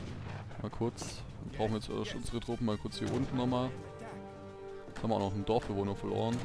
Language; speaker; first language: German; native; German